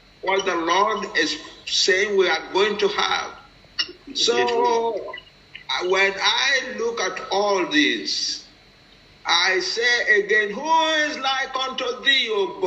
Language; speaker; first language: English; non-native, local second language; Yoruba